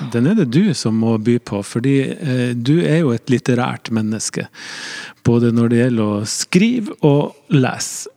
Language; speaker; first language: Norwegian; native; Norwegian